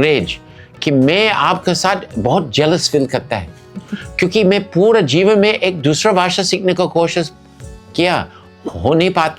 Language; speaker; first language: Hindi; non-native, fluent; English